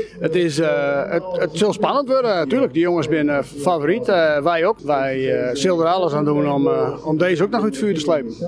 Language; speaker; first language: Dutch; non-native, local second language; Western Frisian